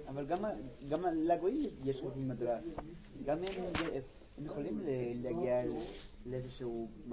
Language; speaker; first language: Hebrew; non-native, learner; Spanish